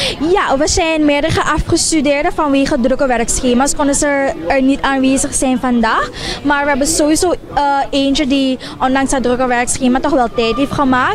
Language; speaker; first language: Dutch; native; Dutch